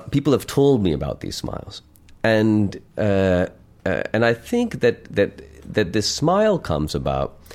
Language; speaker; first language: English; non-native, local second language; Urdu